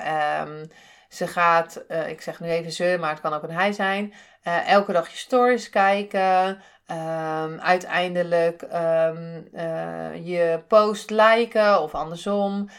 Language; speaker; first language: Dutch; native; Dutch